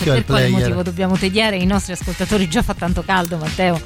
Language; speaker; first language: Italian; native; Italian